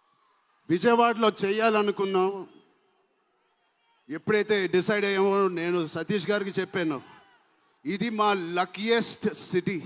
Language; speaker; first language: Telugu; native; Telugu